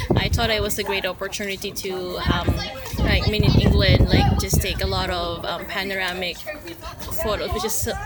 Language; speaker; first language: English; non-native, local second language; Filipino